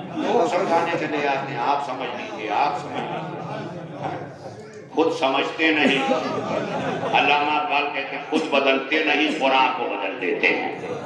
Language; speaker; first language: Urdu; non-native, local second language; Awadhi